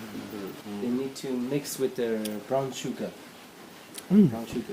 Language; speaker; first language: English; non-native, learner; Burmese